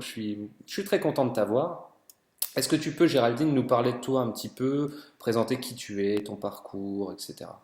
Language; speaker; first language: French; native; French